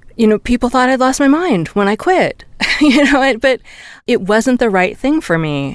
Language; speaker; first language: English; native; English